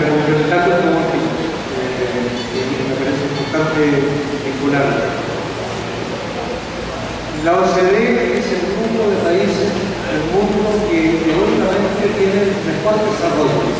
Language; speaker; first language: Spanish; native; Spanish